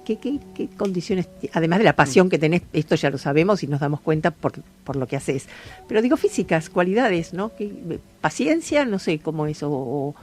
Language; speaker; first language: Spanish; native; Spanish